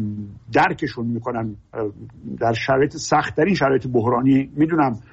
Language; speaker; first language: Persian; native; Persian